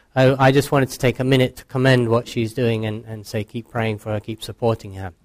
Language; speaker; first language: English; native; English